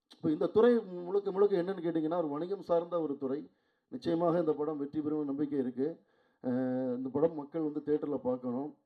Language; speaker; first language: Tamil; native; Tamil